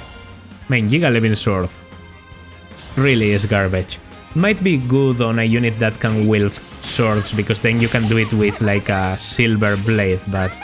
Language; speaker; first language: English; non-native, fluent; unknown